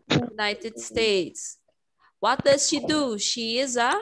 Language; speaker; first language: English; non-native, fluent; Portuguese